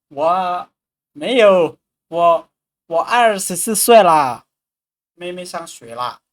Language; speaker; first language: Chinese; non-native, fluent; Lao